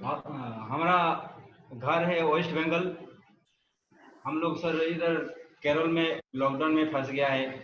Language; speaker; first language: Hindi; non-native, local second language; Bangla